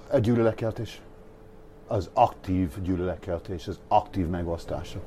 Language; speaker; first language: Hungarian; non-native, fluent; English